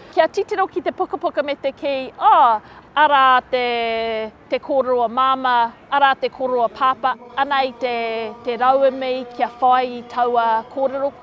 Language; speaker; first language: Māori; non-native, local second language; English